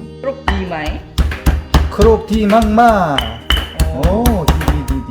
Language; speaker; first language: Thai; non-native, learner; Korean